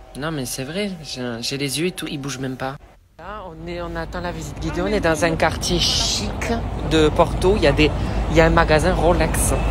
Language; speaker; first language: French; early bilingual, other home language; Portuguese